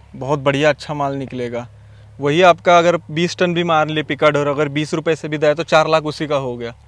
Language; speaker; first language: Hindi; native; Hindi